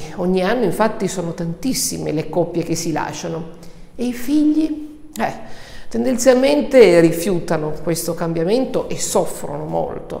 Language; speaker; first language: Italian; native; Italian